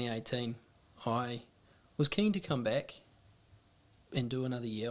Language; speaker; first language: English; native; English